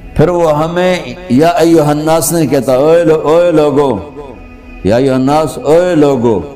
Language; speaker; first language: Urdu; non-native, local second language; Punjabi